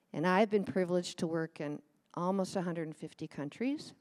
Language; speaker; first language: English; native; English